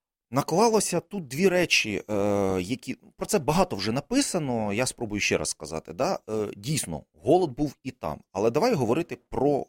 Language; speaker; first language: Ukrainian; native; Ukrainian